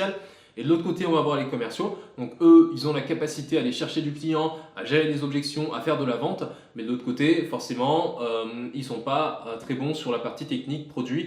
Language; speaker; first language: French; native; French